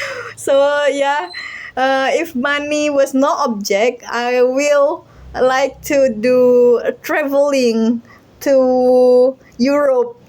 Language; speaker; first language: English; non-native, learner; Indonesian